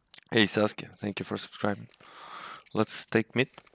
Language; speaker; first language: English; non-native, fluent; Russian